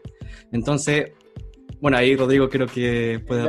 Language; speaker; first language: Spanish; native; Spanish